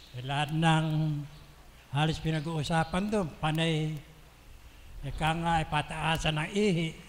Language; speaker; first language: Filipino; native; Filipino